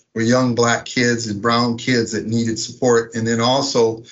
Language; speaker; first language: English; native; English